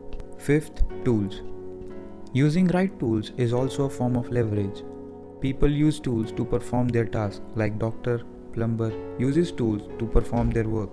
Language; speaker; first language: English; non-native, local second language; Hindi